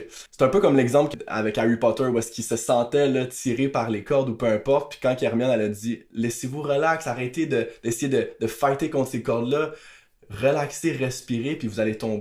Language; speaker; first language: French; native; French